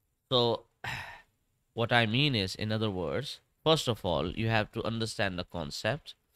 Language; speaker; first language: English; non-native, local second language; Urdu